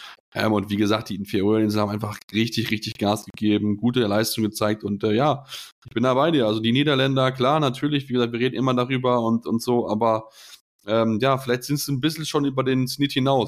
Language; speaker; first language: German; native; German